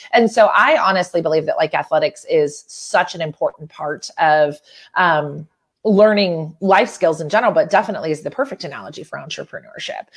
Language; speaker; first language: English; native; English